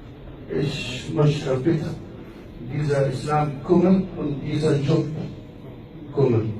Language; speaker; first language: German; non-native, learner; Arabic